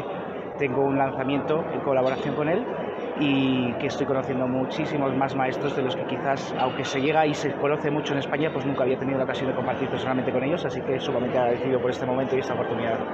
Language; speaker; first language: Spanish; native; Spanish